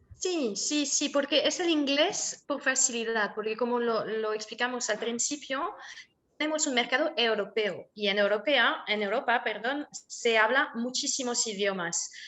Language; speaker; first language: Spanish; non-native, fluent; French